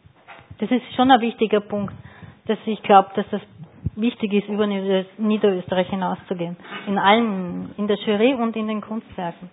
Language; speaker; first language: German; native; German